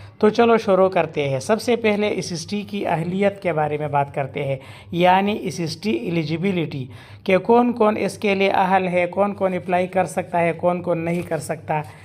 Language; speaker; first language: Urdu; non-native, local second language; Pashto